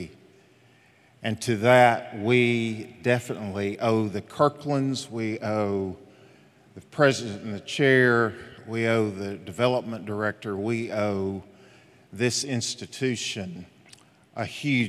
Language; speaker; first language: English; native; English